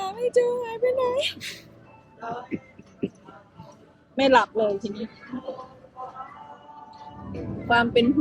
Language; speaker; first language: Thai; native; Thai